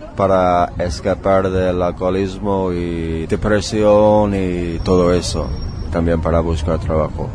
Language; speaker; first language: Spanish; non-native, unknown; English